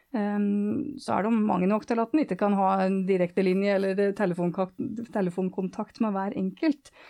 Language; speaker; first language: Norwegian; native; Norwegian